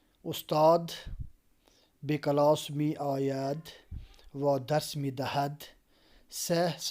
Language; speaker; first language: Persian; non-native, fluent; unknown